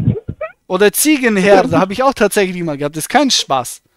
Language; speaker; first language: German; native; German